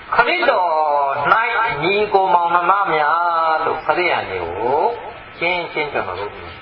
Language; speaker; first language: Burmese; non-native, local second language; Hakha Chin